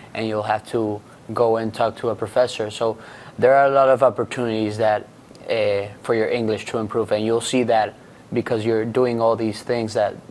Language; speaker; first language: English; non-native, fluent; Spanish